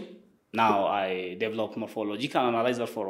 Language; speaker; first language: English; non-native, fluent; Wolaytta